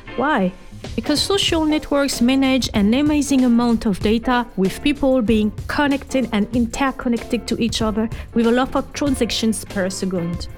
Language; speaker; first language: English; non-native, fluent; French